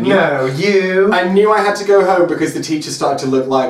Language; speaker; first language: English; native; English